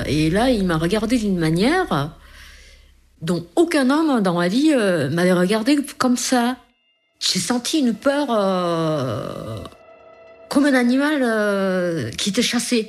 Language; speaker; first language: French; early bilingual, other home language; Korean